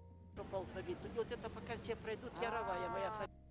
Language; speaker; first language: Russian; native; Russian